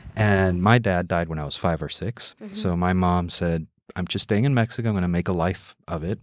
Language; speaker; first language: English; early bilingual, heritage; English